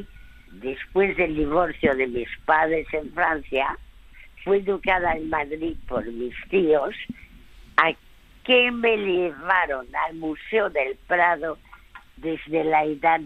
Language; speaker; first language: Spanish; early bilingual, other home language; French